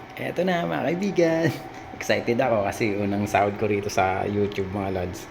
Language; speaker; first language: Filipino; native; Filipino